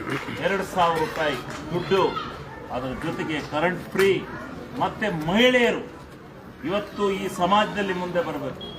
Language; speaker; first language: Kannada; native; Kannada